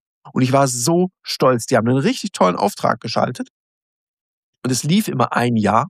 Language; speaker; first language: German; native; German